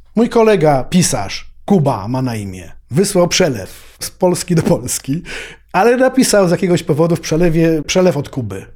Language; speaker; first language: Polish; native; Polish